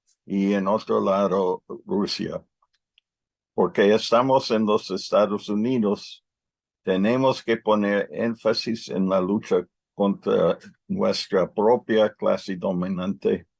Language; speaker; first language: Spanish; non-native, learner; English